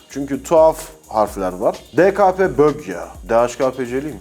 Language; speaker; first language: Turkish; native; Turkish